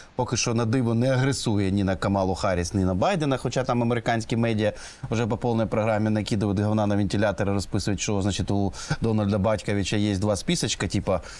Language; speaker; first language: Ukrainian; native; Ukrainian